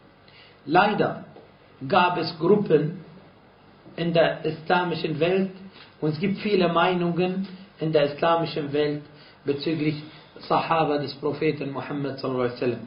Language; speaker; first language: German; non-native, fluent; Arabic